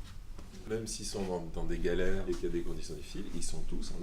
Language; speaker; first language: French; native; French